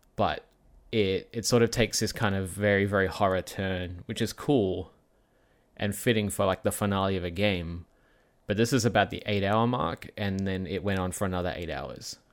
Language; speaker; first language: English; native; English